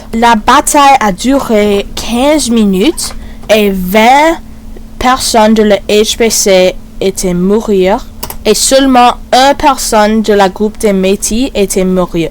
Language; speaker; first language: French; non-native, learner; English